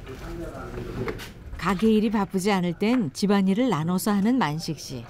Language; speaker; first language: Korean; native; Korean